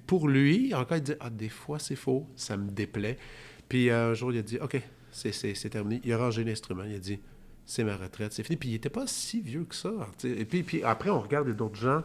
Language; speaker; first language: French; native; French